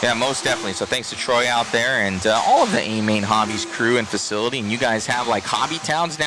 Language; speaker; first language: English; native; English